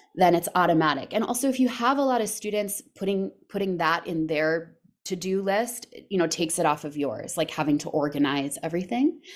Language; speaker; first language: English; native; English